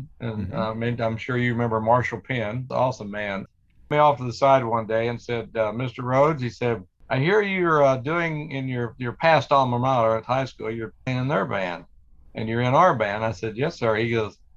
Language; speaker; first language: English; native; English